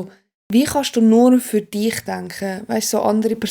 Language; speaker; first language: German; native; German